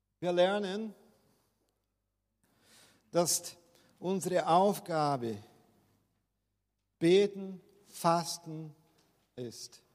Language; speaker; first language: German; non-native, fluent; Portuguese